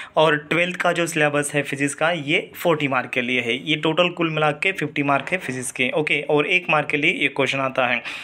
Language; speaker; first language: Hindi; non-native, local second language; Marathi